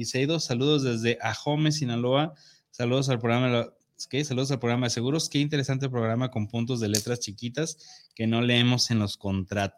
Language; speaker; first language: Spanish; native; Spanish